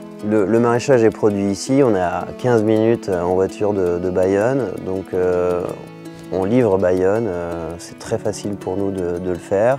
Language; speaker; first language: French; native; French